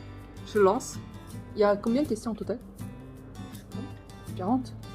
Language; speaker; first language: French; non-native, fluent; Korean